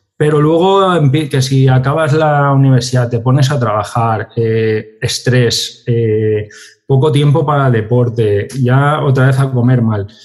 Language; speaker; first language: Spanish; native; Spanish